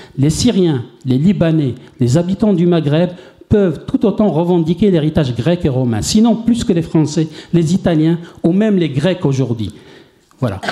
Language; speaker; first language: French; non-native, local second language; Arabic